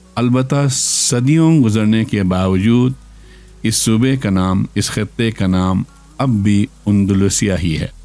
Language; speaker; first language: Urdu; non-native, local second language; Brahui